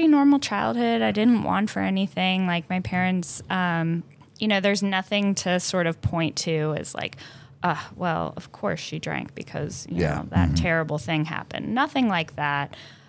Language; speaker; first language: English; native; English